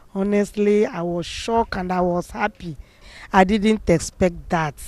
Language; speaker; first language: English; non-native, local second language; Igbo